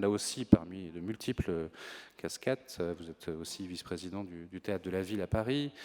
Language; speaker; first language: French; native; French